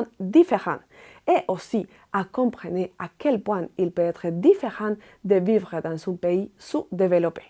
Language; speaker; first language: French; non-native, fluent; Spanish